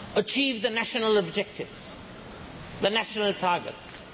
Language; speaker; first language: English; non-native, local second language; Sinhala